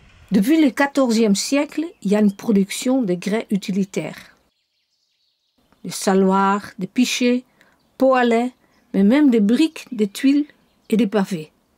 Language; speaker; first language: French; non-native, fluent; Dutch